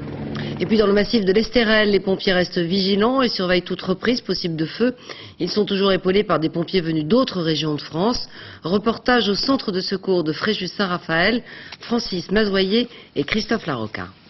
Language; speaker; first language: French; native; French